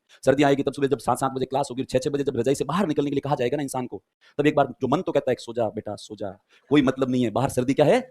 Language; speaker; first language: Hindi; native; Hindi